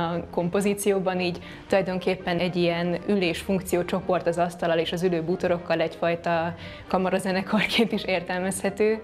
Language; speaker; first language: Hungarian; native; Hungarian